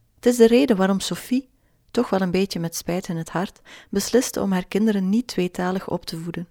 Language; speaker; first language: Dutch; native; Dutch